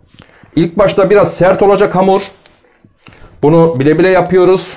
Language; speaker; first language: Turkish; native; Turkish